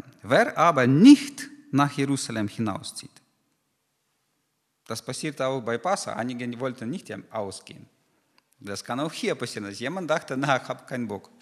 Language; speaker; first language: German; non-native, fluent; Ukrainian